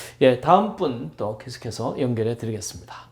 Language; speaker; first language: Korean; native; Korean